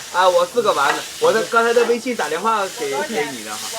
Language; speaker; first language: Chinese; native; Chinese